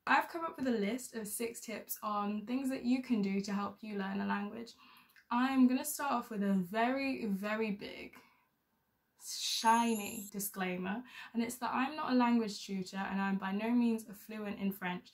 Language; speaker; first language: English; native; English